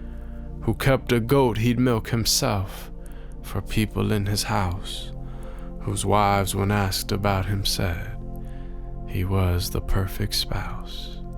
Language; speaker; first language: English; native; English